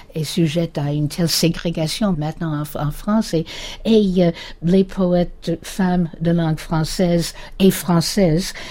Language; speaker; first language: French; non-native, fluent; English